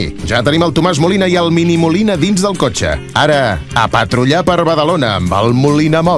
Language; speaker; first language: Catalan; native; Catalan